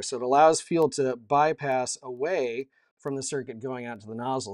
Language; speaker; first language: English; native; English